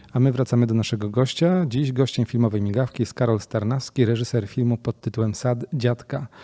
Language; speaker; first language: Polish; native; Polish